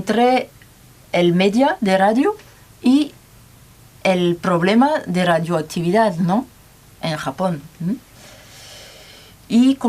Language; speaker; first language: Spanish; non-native, learner; French